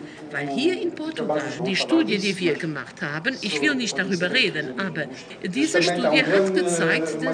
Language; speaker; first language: German; non-native, fluent; Portuguese